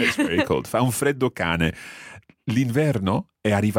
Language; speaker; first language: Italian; non-native, fluent; English